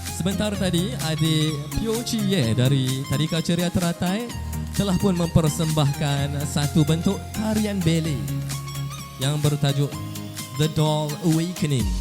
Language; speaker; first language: Malay; native; Malay